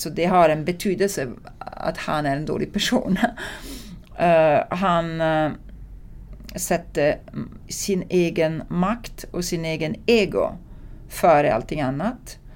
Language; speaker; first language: Swedish; non-native, fluent; Italian